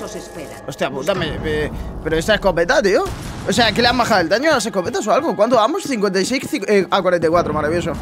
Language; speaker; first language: Spanish; native; Spanish